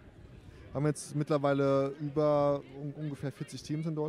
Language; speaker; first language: German; native; German